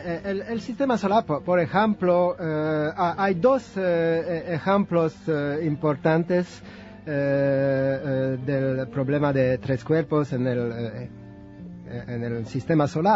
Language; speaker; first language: Spanish; non-native, fluent; French